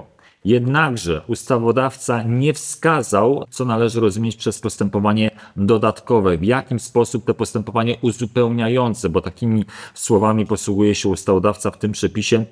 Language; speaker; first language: Polish; native; Polish